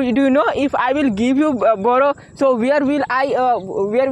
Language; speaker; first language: English; non-native, learner; Hindi